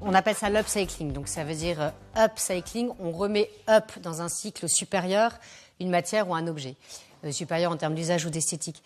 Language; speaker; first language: French; native; French